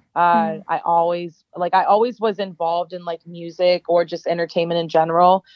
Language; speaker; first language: English; native; English